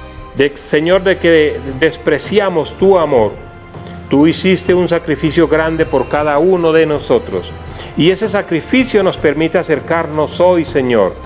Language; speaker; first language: Spanish; native; Spanish